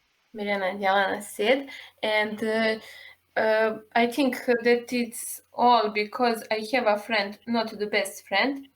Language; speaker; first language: English; non-native, learner; Serbian